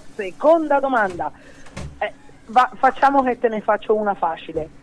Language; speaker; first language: Italian; native; Italian